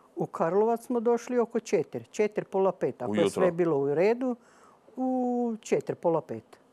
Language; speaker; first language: Croatian; native; Croatian